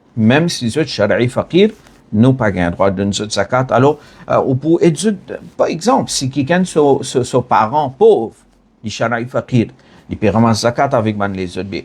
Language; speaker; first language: French; non-native, learner; Morisyen